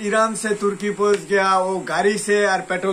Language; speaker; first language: Hindi; non-native, learner; Bangla